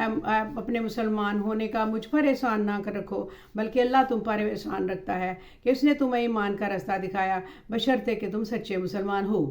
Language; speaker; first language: Urdu; native; Urdu